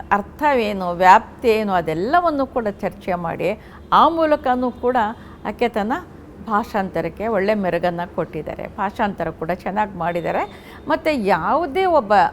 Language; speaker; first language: Kannada; non-native, local second language; Urdu